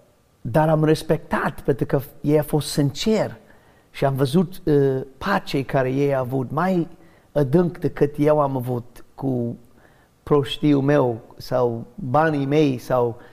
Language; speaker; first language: Romanian; non-native, learner; English